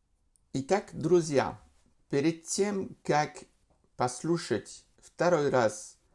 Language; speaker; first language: Russian; non-native, fluent; French